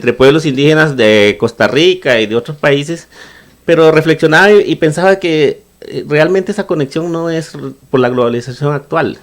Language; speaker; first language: Spanish; non-native, local second language; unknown